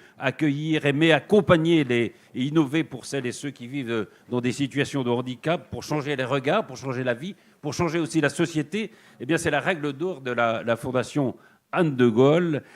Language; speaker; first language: French; native; French